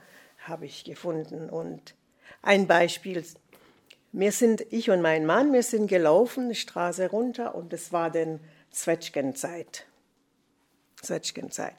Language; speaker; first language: German; non-native, fluent; English